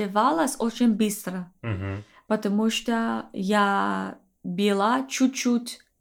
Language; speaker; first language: Russian; non-native, learner; English